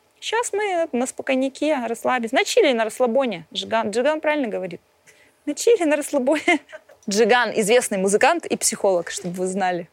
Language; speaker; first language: Russian; native; Russian